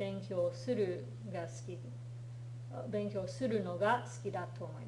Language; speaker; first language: Japanese; non-native, fluent; English